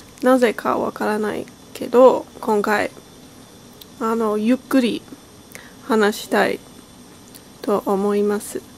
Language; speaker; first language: Japanese; non-native, learner; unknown